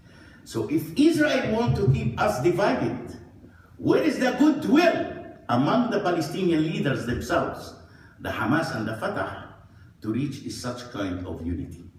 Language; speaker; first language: English; non-native, fluent; Arabic